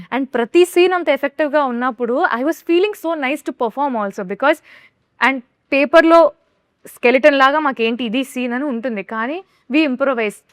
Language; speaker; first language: Telugu; native; Telugu